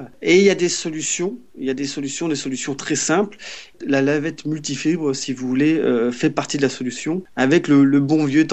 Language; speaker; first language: French; native; French